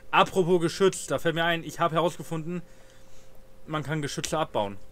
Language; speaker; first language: German; native; German